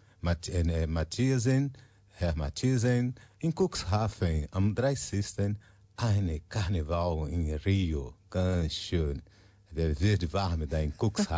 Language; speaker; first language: German; non-native, learner; Portuguese